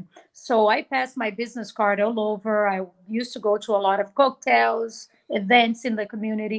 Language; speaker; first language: English; non-native, fluent; Portuguese